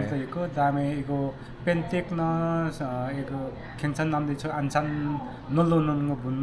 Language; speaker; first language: Korean; non-native, learner; Nepali